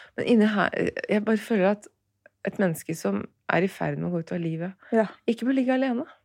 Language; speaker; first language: Norwegian; early bilingual, other home language; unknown